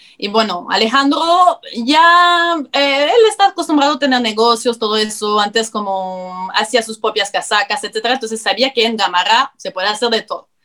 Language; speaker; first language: Spanish; non-native, fluent; French